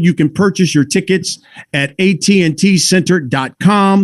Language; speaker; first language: English; native; English